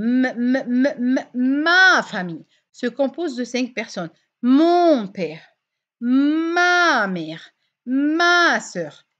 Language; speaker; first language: French; non-native, fluent; Arabic